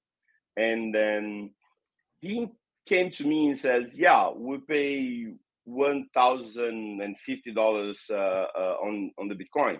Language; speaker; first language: English; non-native, fluent; Portuguese